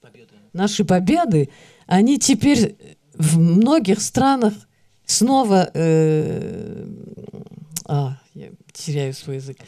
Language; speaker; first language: Russian; early bilingual, heritage; Russian